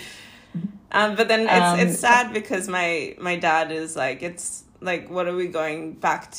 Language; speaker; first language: English; native; English